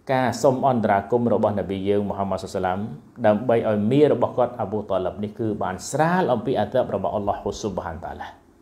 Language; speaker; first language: Khmer; non-native, local second language; Western Cham